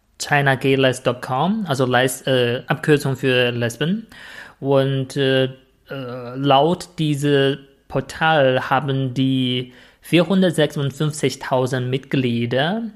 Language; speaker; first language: German; non-native, fluent; Chinese